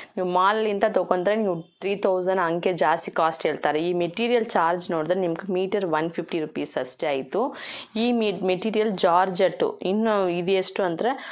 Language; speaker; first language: Kannada; non-native, local second language; Tamil